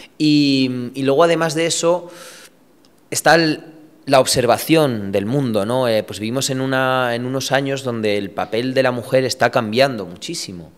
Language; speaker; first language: Spanish; early bilingual, other home language; Romanian